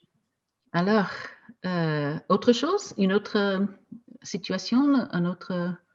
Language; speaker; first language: French; non-native, fluent; English